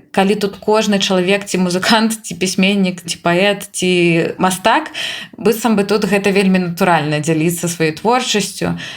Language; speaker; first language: Belarusian; native; Belarusian